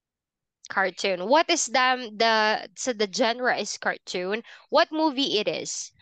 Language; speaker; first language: English; non-native, fluent; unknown